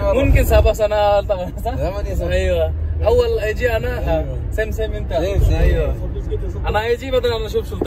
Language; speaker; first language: Arabic; non-native, learner; Bangla